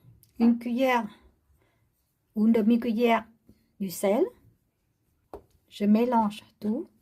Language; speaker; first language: French; non-native, learner; Vietnamese